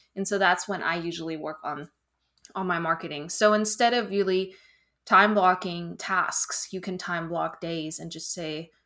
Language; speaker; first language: English; non-native, fluent; German